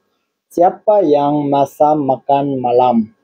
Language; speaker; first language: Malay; non-native, learner; Nepali